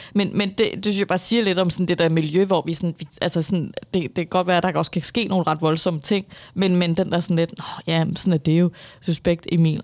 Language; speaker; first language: Danish; early bilingual, other home language; Persian